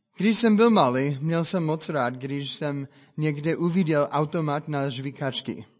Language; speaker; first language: Czech; non-native, fluent; English